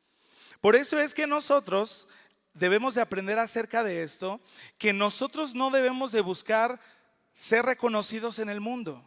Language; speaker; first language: Spanish; native; Spanish